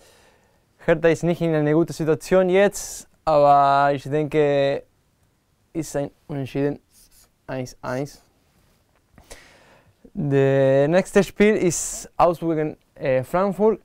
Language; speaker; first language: German; non-native, learner; Spanish